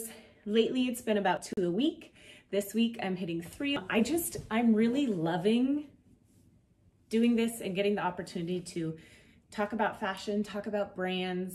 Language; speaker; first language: English; native; English